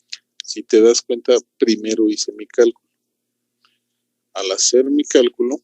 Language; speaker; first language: Spanish; native; Spanish